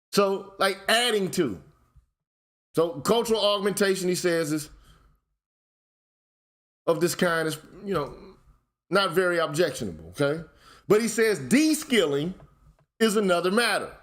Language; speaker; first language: English; native; English